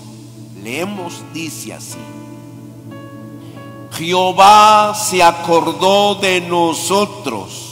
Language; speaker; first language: Spanish; non-native, local second language; Kʼicheʼ